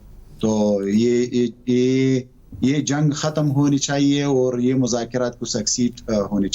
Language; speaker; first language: Hindi; non-native, fluent; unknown